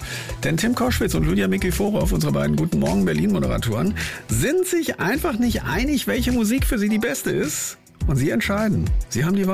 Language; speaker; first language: German; native; German